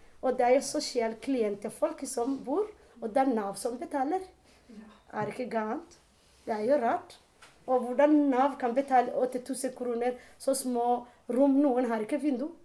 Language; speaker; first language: Norwegian; non-native, learner; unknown